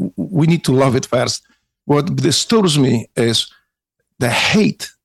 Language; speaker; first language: English; non-native, fluent; Polish